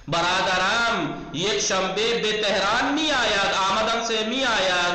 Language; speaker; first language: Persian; non-native, fluent; Urdu